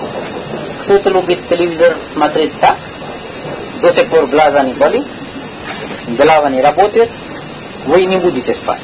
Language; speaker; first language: Russian; non-native, learner; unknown